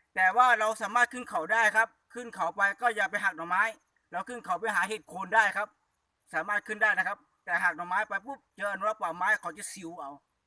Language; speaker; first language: Thai; native; Thai